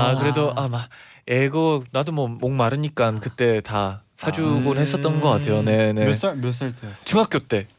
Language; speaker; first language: Korean; non-native, fluent; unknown